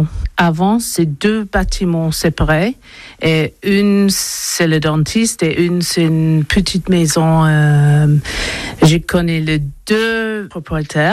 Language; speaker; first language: French; non-native, learner; English